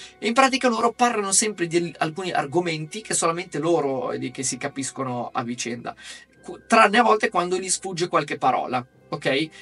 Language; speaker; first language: Italian; early bilingual, other home language; Arabic